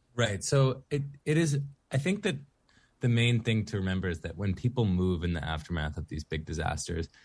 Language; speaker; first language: English; native; English